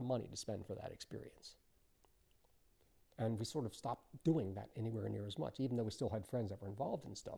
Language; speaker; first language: English; native; English